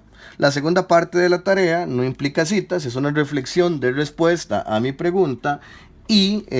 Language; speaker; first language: Spanish; native; Spanish